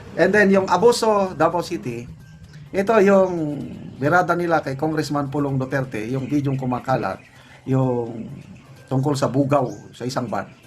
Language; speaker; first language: Filipino; non-native, local second language; Cebuano